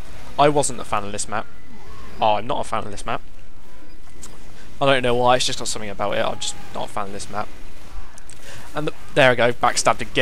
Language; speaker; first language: English; native; English